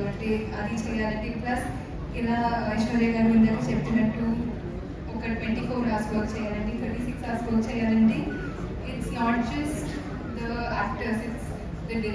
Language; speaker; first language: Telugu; non-native, fluent; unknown